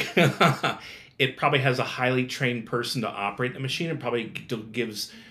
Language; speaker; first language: English; native; English